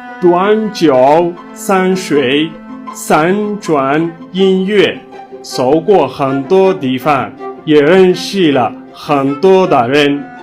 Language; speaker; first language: Chinese; non-native, learner; Somali